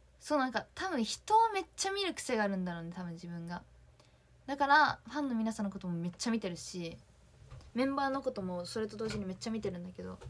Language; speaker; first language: Japanese; native; Japanese